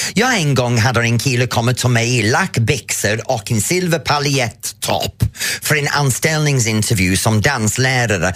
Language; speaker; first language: Swedish; non-native, fluent; English